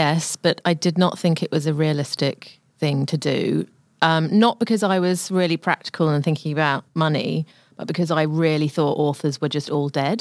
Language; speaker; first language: English; native; English